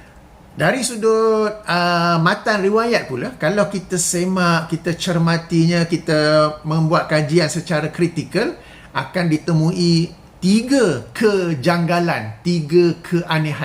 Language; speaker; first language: Malay; native; Malay